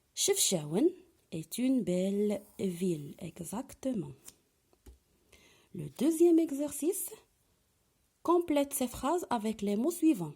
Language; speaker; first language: French; non-native, local second language; Arabic